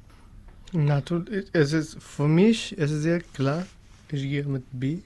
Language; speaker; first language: German; non-native, learner; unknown